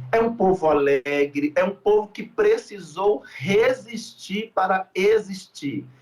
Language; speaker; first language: Portuguese; native; Portuguese